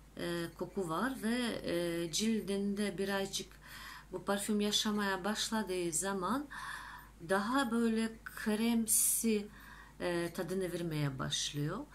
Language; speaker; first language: Turkish; non-native, fluent; Russian